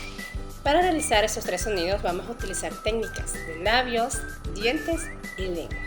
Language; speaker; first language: Spanish; native; Spanish